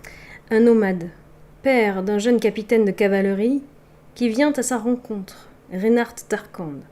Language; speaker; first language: French; native; French